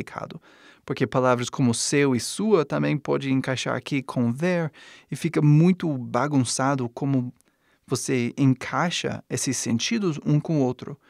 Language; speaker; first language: Portuguese; non-native, fluent; English